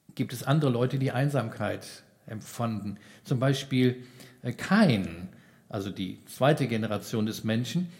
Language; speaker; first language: German; native; German